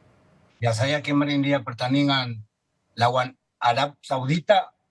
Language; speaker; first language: Indonesian; non-native, fluent; Spanish